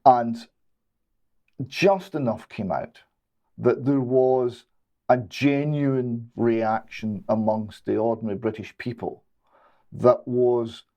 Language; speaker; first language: English; native; English